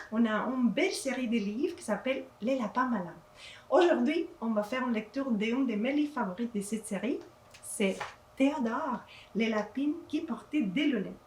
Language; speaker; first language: French; non-native, fluent; Spanish